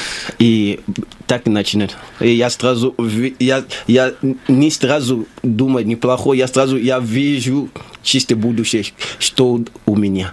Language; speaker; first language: Russian; non-native, learner; Lingala